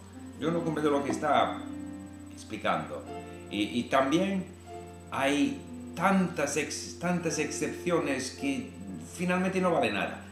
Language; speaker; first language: Spanish; non-native, fluent; English